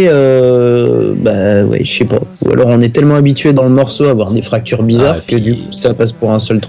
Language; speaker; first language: French; native; French